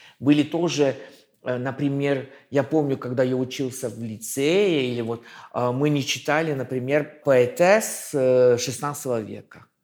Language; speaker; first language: Russian; non-native, fluent; French